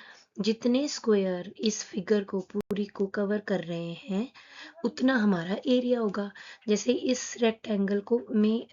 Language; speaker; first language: Hindi; native; Hindi